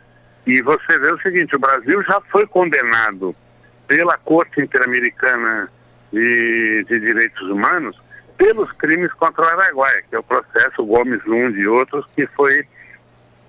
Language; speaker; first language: Portuguese; native; Portuguese